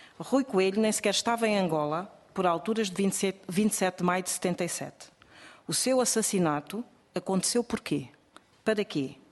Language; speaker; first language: Portuguese; native; Portuguese